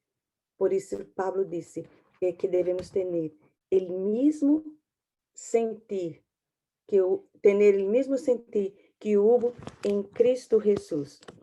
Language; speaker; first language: Portuguese; non-native, learner; Spanish